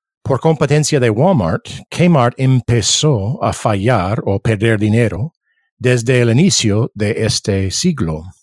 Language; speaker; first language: Spanish; early bilingual, other home language; English